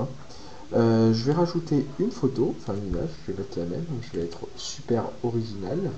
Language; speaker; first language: French; native; French